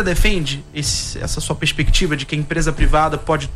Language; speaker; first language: Portuguese; native; Portuguese